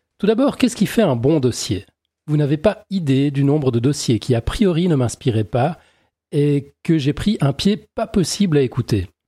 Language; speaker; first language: French; native; French